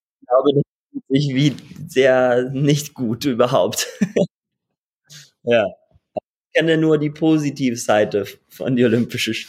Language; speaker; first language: German; early bilingual, heritage; German